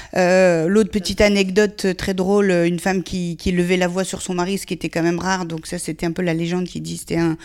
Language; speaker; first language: French; early bilingual, other home language; Persian